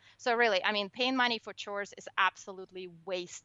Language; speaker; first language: English; non-native, fluent; Russian